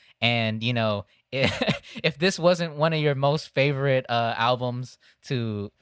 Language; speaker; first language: English; native; English